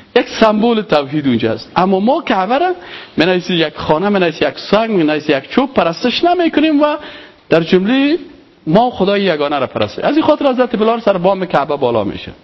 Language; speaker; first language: Persian; native; Persian